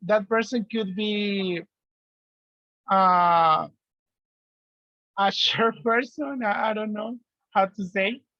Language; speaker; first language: English; non-native, learner; Spanish